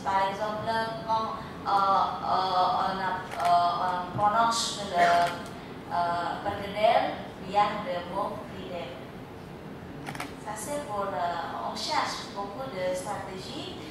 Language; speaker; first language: French; non-native, fluent; Indonesian